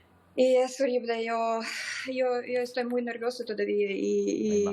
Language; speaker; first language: Spanish; non-native, fluent; Ukrainian